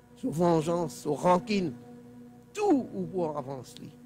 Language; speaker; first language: French; non-native, learner; Telugu